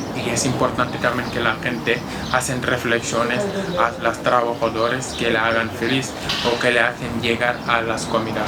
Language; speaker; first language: Spanish; non-native, fluent; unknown